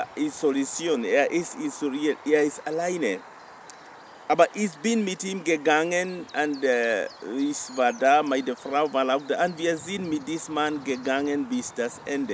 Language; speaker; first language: German; non-native, learner; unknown